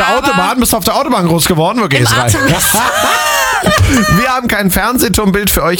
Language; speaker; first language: German; native; German